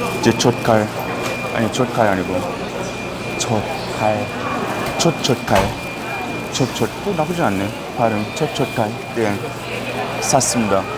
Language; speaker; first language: Korean; non-native, fluent; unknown